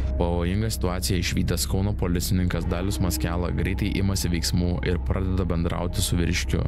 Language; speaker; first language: Lithuanian; native; Lithuanian